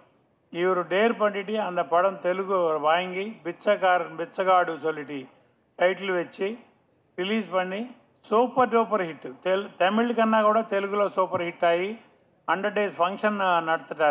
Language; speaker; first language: Tamil; non-native, local second language; Telugu